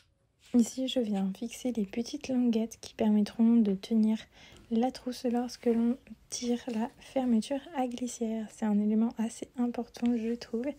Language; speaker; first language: French; native; French